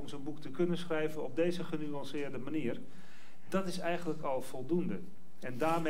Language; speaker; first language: Dutch; native; Dutch